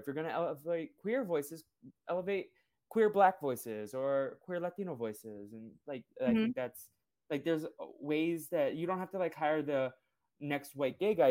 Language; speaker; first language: English; early bilingual, other home language; Portuguese